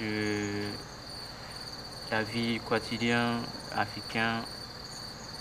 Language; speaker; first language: French; non-native, learner; Vietnamese